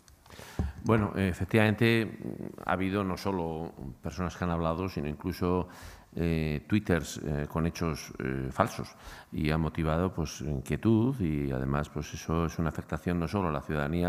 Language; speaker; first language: Spanish; native; Spanish